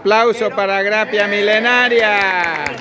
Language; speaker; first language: Spanish; native; Spanish